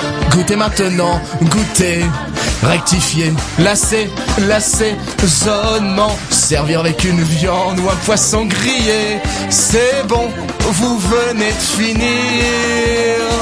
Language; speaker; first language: French; native; French